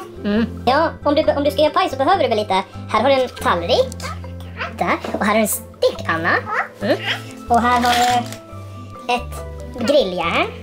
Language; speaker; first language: Swedish; native; Swedish